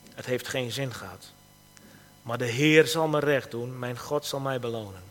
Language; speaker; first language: Dutch; native; Dutch